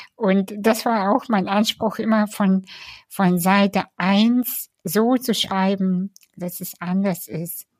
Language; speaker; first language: German; early bilingual, other home language; Russian